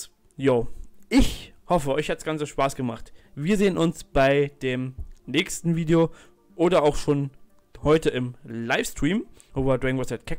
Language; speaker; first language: German; native; German